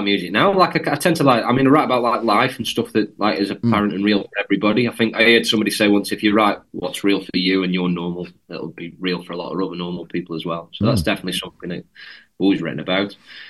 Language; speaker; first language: English; native; English